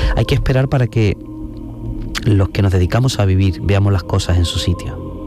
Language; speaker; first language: Spanish; native; Spanish